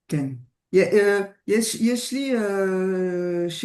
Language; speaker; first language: Hebrew; non-native, learner; French